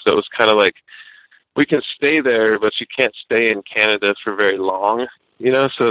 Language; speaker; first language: English; native; English